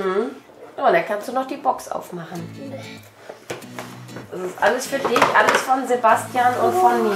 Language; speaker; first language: German; native; German